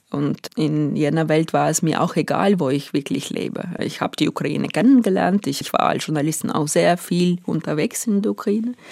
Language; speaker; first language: German; non-native, fluent; Ukrainian